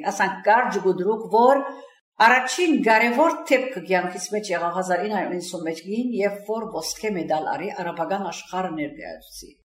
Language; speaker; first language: Armenian; early bilingual, heritage; Armenian